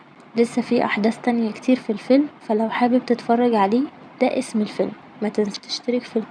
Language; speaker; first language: Arabic; native; Arabic